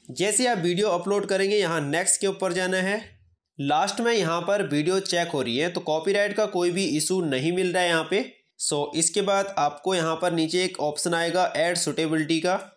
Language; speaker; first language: Hindi; native; Hindi